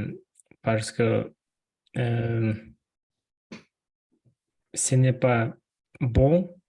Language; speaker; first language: French; non-native, learner; Russian